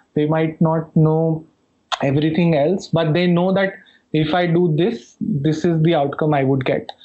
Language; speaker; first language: English; non-native, local second language; Hindi